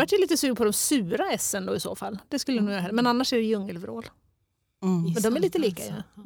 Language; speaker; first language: Swedish; native; Swedish